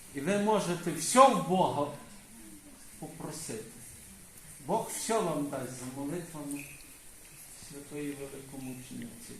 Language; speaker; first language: Ukrainian; native; Ukrainian